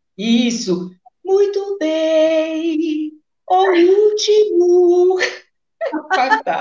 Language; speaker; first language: Portuguese; non-native, fluent; Italian